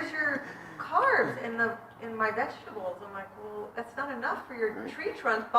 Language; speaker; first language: English; native; English